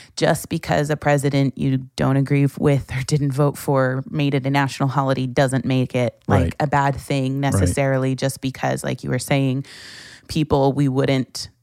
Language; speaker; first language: English; native; English